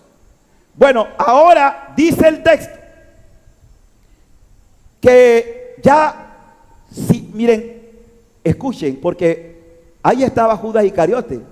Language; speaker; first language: Spanish; native; Spanish